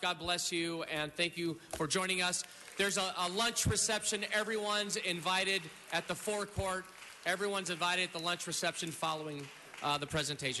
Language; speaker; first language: English; early bilingual, other home language; Italian